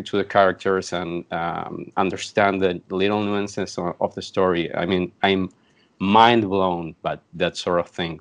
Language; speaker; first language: English; non-native, fluent; Spanish